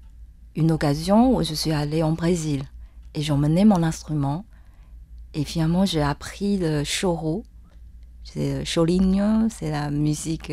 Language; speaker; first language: French; non-native, fluent; Chinese